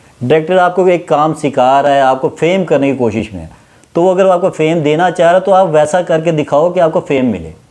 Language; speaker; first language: Urdu; native; Urdu